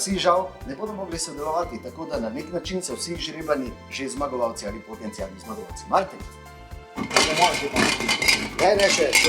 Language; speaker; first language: Slovenian; native; Slovenian